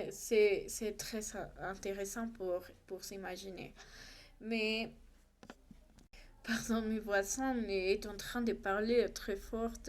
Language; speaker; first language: French; non-native, learner; Spanish